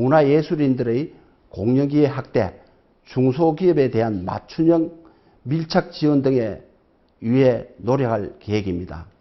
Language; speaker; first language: Korean; native; Korean